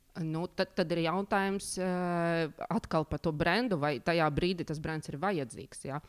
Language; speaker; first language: Latvian; non-native, local second language; Russian